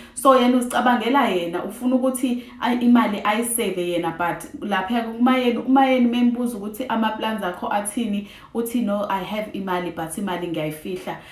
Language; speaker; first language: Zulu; non-native, local second language; Xhosa